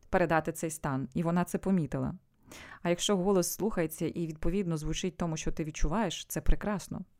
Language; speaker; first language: Ukrainian; non-native, local second language; Russian